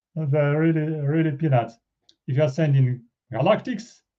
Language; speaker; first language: English; non-native, fluent; Russian